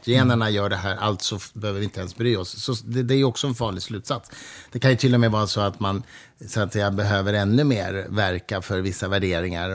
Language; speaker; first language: Swedish; native; Swedish